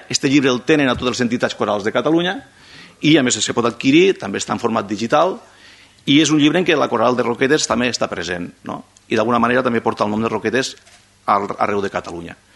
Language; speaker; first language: Catalan; non-native, local second language; Spanish